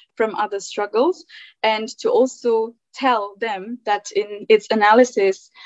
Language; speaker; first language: English; early bilingual, other home language; German